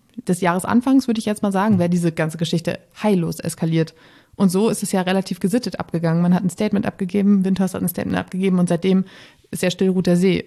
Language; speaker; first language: German; native; German